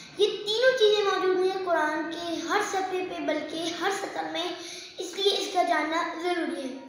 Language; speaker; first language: Urdu; native; Urdu